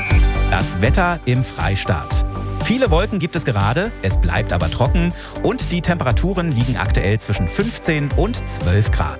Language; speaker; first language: German; native; German